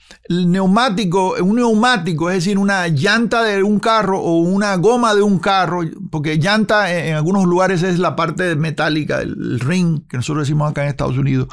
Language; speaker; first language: Spanish; native; Spanish